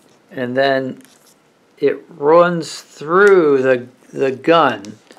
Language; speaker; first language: English; native; English